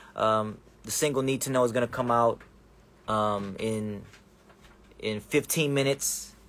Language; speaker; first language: English; early bilingual, other home language; Korean